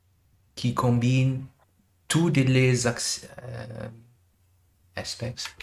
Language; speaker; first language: French; non-native, learner; German